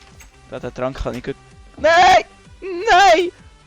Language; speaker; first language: German; native; German